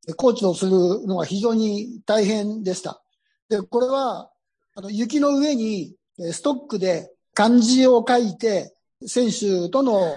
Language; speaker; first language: Japanese; native; Japanese